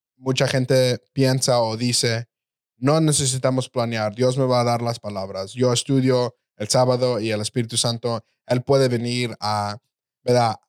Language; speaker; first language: Spanish; early bilingual, heritage; Spanish